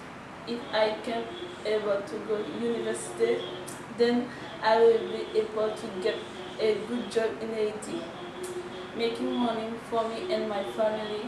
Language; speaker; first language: English; non-native, learner; Haitian Creole